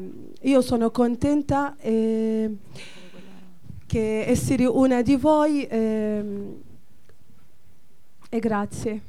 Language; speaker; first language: Italian; non-native, learner; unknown